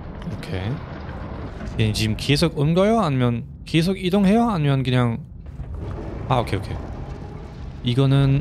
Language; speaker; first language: Korean; non-native, fluent; German